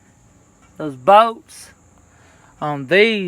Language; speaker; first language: English; native; English